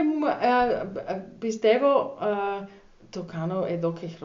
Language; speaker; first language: Greek; non-native, learner; German